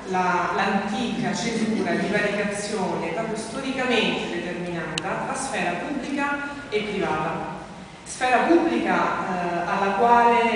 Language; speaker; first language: Italian; native; Italian